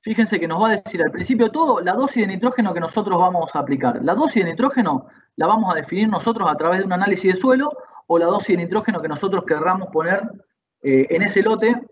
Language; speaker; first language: Spanish; native; Spanish